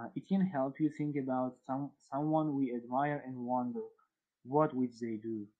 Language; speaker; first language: English; non-native, fluent; Uzbek